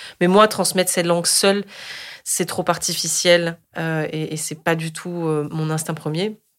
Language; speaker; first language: French; native; French